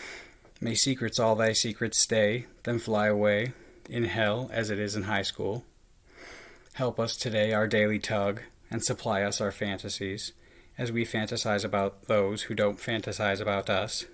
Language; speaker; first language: English; native; English